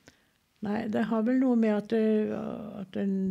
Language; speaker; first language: Norwegian; native; Norwegian